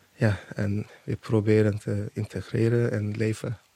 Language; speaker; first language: Dutch; non-native, learner; Turkish